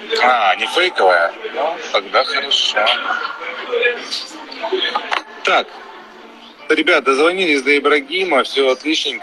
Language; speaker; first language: Russian; native; Russian